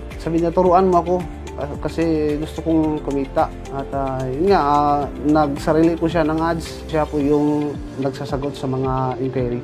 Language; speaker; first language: Filipino; non-native, local second language; Cebuano